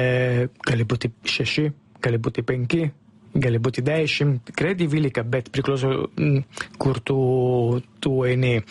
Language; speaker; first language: Lithuanian; non-native, learner; Italian